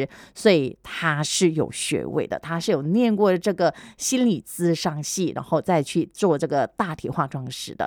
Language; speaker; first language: Chinese; native; Chinese